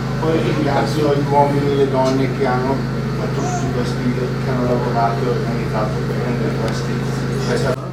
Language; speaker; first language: Italian; non-native, fluent; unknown